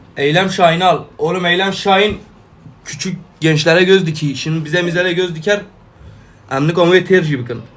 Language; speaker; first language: Turkish; native; Turkish